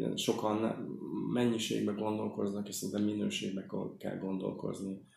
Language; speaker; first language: Hungarian; native; Hungarian